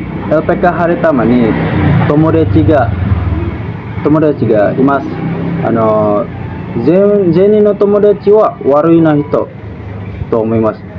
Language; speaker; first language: Japanese; non-native, learner; Indonesian